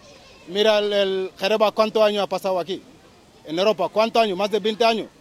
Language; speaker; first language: Spanish; non-native, learner; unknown